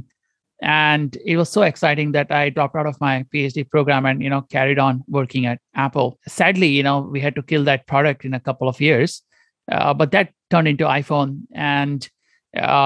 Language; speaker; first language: English; non-native, local second language; Konkani